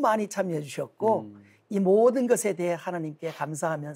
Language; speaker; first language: Korean; native; Korean